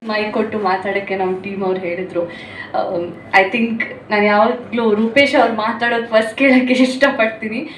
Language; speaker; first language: Kannada; non-native, local second language; Tulu